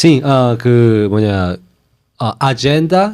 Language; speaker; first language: Portuguese; non-native, learner; Korean